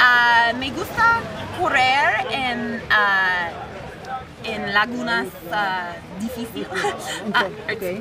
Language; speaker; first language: Spanish; non-native, learner; English